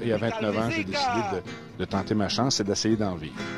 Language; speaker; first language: French; native; French